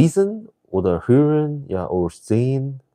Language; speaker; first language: German; non-native, learner; English